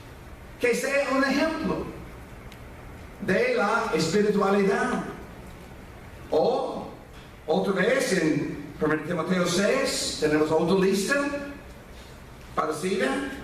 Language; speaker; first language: Spanish; non-native, fluent; English